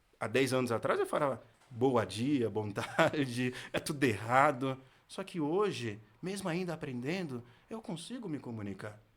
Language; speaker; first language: Portuguese; non-native, fluent; Haitian Creole